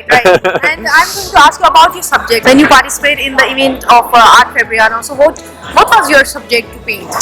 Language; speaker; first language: English; non-native, local second language; Sindhi